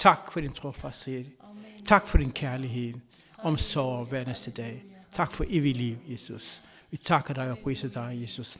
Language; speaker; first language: Danish; non-native, fluent; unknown